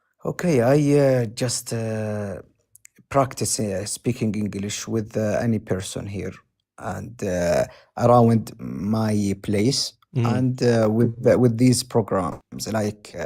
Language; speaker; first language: English; non-native, learner; Arabic